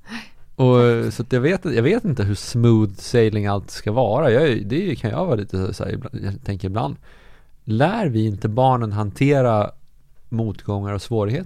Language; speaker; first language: Swedish; native; Swedish